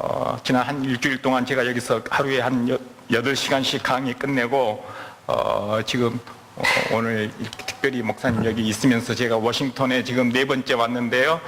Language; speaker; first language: Korean; native; Korean